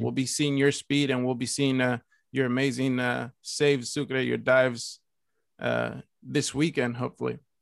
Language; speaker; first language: English; early bilingual, other home language; Spanish